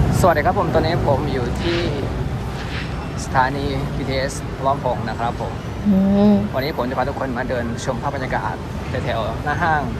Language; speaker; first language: Thai; native; Thai